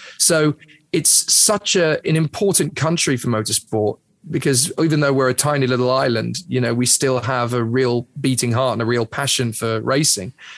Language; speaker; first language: English; native; English